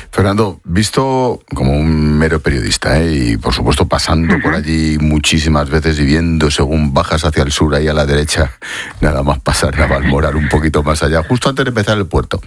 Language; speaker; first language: Spanish; native; Spanish